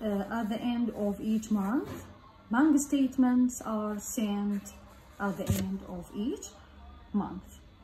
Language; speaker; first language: English; non-native, fluent; Arabic